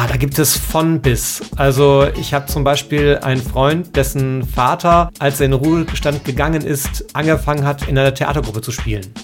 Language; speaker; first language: German; native; German